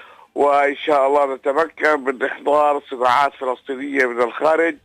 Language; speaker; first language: Arabic; native; Arabic